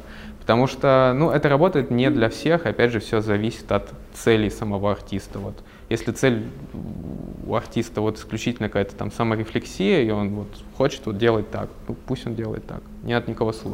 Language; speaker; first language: Russian; native; Russian